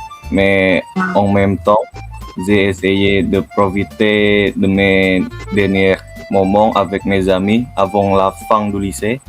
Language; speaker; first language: French; non-native, learner; Indonesian